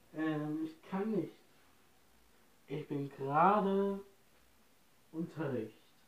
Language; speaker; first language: German; non-native, learner; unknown